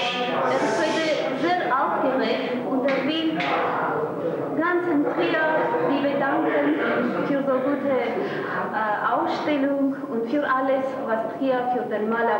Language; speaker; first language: German; non-native, learner; Russian